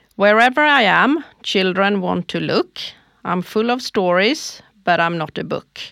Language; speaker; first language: English; non-native, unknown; Swedish